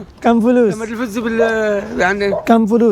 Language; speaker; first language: Arabic; non-native, learner; Bangla